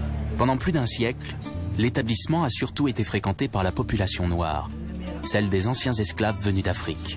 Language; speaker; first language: French; native; French